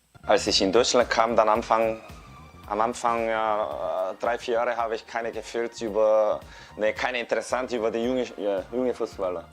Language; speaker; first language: German; non-native, learner; Korean